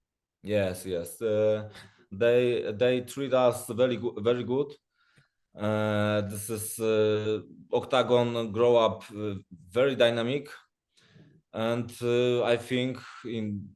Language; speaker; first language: English; non-native, learner; Polish